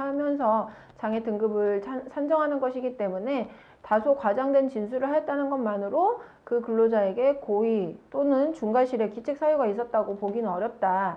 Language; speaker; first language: Korean; native; Korean